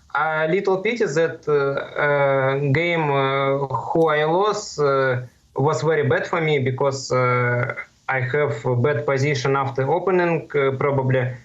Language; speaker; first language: English; non-native, learner; Russian